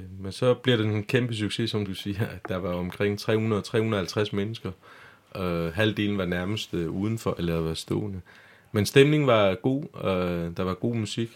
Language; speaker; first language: Danish; non-native, fluent; Turkish